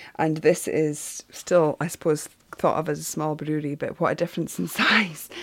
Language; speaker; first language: English; native; English